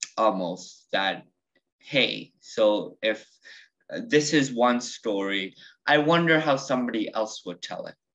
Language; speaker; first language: English; early bilingual, other home language; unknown